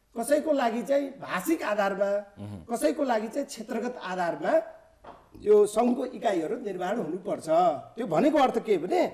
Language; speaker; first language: Nepali; non-native, local second language; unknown